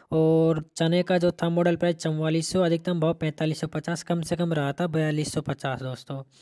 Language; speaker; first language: Hindi; native; Hindi